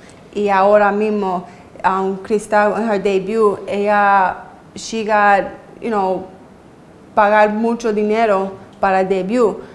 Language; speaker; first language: Spanish; early bilingual, heritage; Spanish